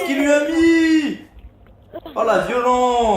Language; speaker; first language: French; native; French